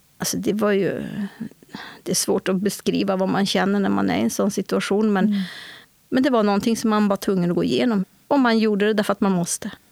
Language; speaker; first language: Swedish; native; Swedish